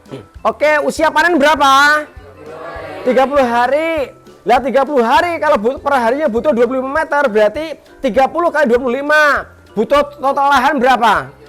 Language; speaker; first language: Indonesian; non-native, local second language; Javanese